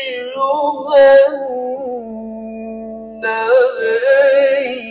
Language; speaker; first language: Arabic; native; Arabic